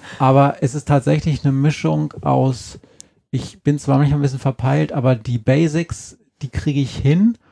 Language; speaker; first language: German; native; German